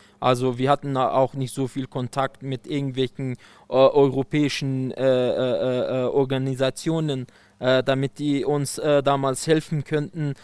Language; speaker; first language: German; non-native, fluent; Persian